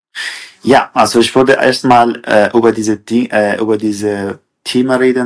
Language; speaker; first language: German; non-native, fluent; Kurdish